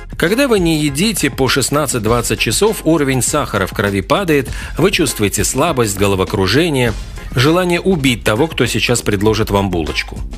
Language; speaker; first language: Russian; native; Russian